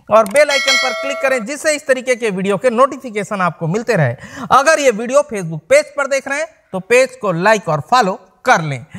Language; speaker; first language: Hindi; native; Hindi